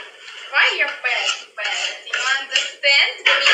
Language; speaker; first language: English; non-native, learner; Russian